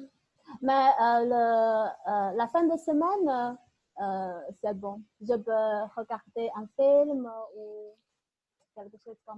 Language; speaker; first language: French; non-native, learner; Chinese